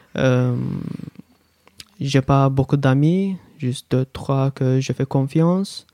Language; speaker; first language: French; non-native, learner; Azerbaijani